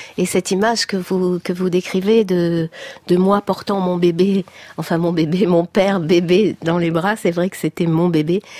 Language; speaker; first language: French; native; French